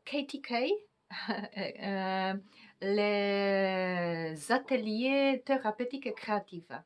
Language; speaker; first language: French; non-native, fluent; Polish